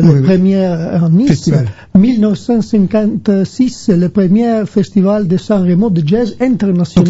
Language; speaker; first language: French; non-native, learner; Italian